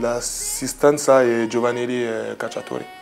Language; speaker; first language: Italian; non-native, learner; French